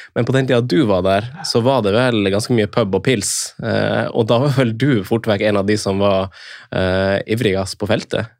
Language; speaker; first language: Norwegian; native; Norwegian